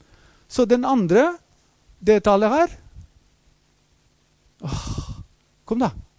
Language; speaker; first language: Norwegian; non-native, fluent; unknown